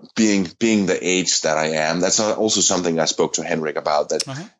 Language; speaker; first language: English; non-native, fluent; Danish